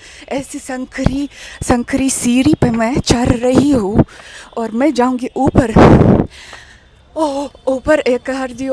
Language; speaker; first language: Hindi; non-native, learner; Russian